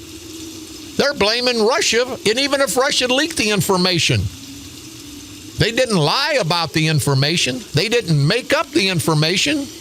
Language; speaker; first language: English; native; English